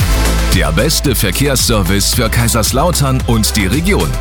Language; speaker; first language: German; native; German